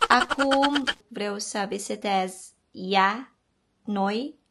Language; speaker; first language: Romanian; non-native, learner; Filipino